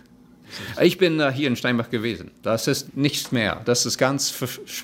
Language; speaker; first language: German; early bilingual, heritage; Plautdietsch